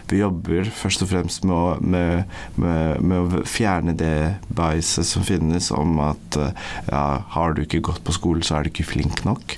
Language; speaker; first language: Norwegian; early bilingual, other home language; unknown